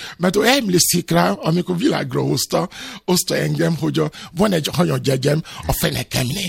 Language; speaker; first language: Hungarian; non-native, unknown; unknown